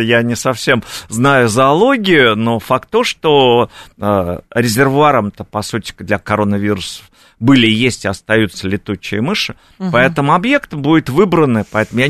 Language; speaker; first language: Russian; native; Russian